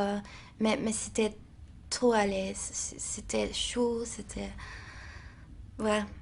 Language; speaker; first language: French; non-native, local second language; Dutch